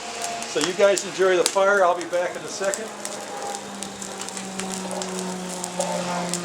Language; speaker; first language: English; native; English